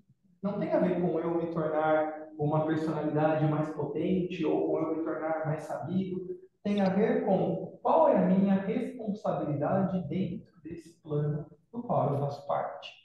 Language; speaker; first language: Portuguese; native; Portuguese